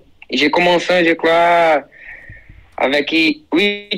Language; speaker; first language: French; non-native, learner; Portuguese